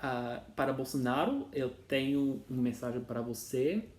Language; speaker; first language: Portuguese; non-native, learner; English